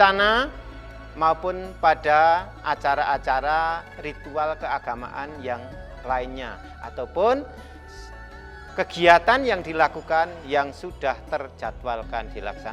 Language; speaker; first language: Indonesian; native; Indonesian